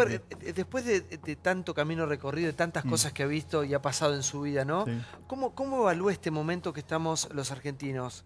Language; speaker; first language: Spanish; native; Spanish